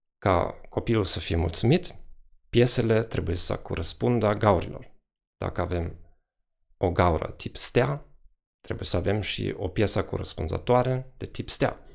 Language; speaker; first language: Romanian; non-native, fluent; German